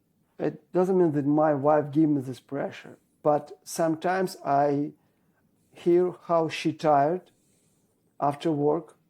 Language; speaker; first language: English; non-native, learner; Ukrainian